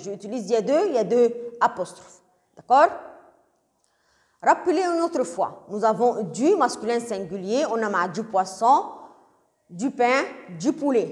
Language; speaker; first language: French; non-native, local second language; Arabic